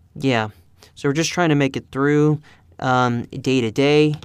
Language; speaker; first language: English; early bilingual, other home language; Spanish